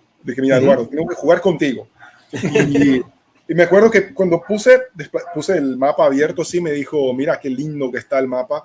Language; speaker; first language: Spanish; non-native, fluent; Portuguese